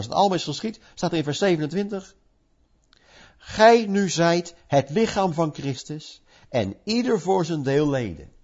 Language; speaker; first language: Dutch; native; Dutch